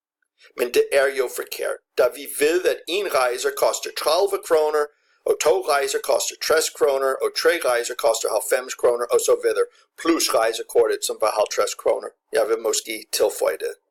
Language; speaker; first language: Danish; non-native, fluent; English